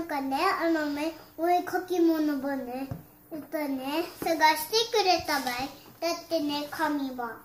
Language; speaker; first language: Japanese; early bilingual, other home language; English